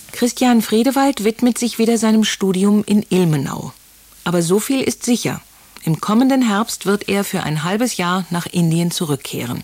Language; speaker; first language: German; native; German